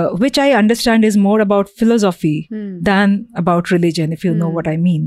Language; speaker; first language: English; non-native, local second language; Bangla